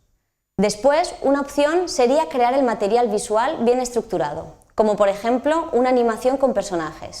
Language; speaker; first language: Spanish; native; Spanish